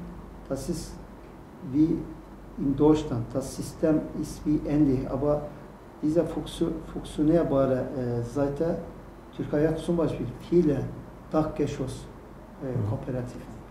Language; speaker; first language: German; non-native, learner; Turkish